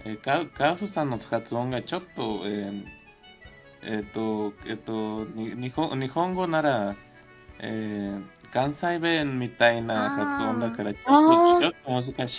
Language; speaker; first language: Japanese; non-native, learner; Spanish